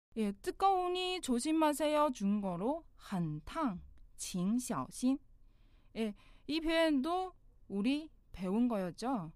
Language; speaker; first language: Korean; non-native, fluent; Chinese